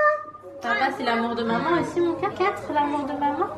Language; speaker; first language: French; native; French